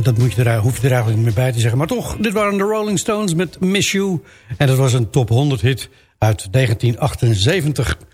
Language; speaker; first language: Dutch; native; Dutch